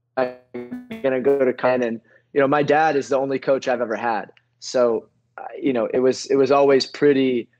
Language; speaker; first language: English; native; English